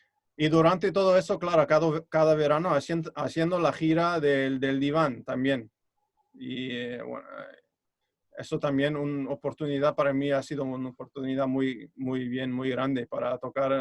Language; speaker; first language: Spanish; non-native, fluent; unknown